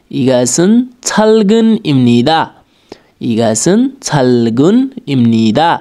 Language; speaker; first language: Korean; non-native, learner; Nepali